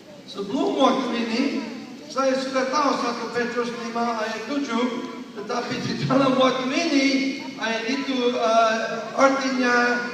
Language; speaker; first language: Indonesian; non-native, learner; English